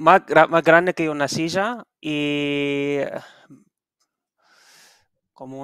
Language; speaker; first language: Spanish; non-native, fluent; Dutch